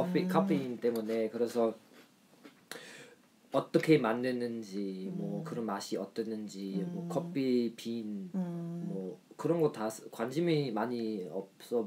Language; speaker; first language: Korean; non-native, learner; German